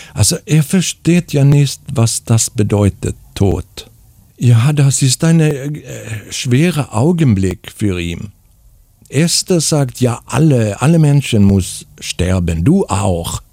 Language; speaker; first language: German; non-native, fluent; Swedish